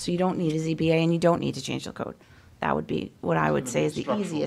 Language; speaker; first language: English; native; English